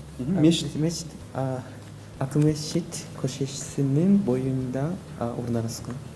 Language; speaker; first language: Kazakh; non-native, learner; Japanese